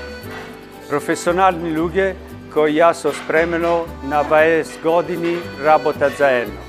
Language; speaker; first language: Macedonian; non-native, learner; Italian